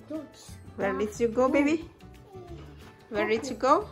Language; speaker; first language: English; non-native, learner; Indonesian